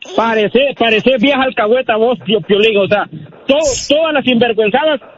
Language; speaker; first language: Spanish; native; Spanish